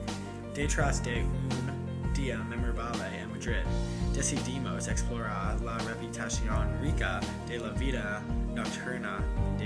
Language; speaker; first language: Spanish; non-native, learner; English